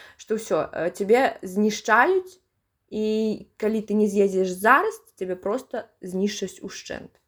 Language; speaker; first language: Belarusian; native; Belarusian